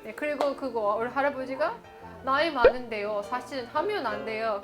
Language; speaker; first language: Korean; non-native, learner; Azerbaijani